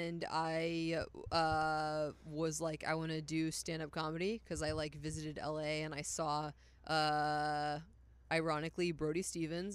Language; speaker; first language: English; native; English